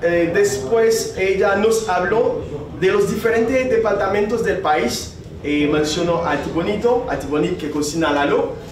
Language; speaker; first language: Spanish; non-native, fluent; Haitian Creole